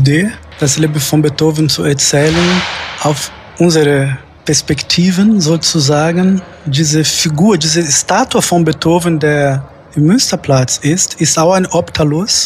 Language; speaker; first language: German; non-native, fluent; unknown